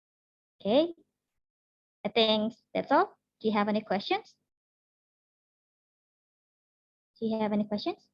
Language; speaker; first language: English; non-native, learner; Indonesian